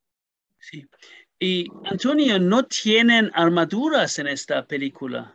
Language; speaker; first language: Spanish; non-native, learner; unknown